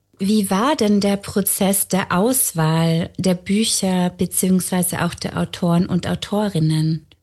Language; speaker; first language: German; native; German